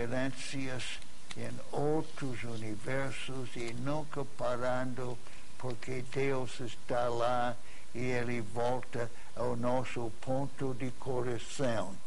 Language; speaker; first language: Portuguese; non-native, fluent; English